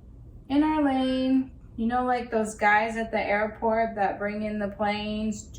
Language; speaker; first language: English; native; English